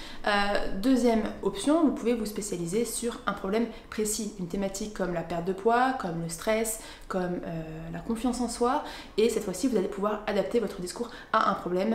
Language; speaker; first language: French; native; French